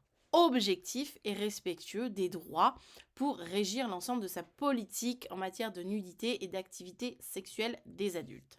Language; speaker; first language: French; native; French